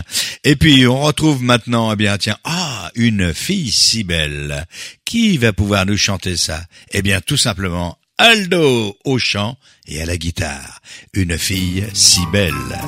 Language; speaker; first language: French; native; French